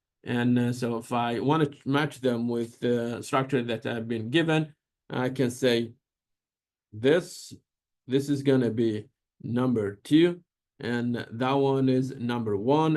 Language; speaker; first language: English; non-native, fluent; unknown